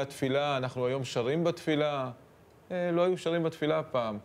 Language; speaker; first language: Hebrew; native; Hebrew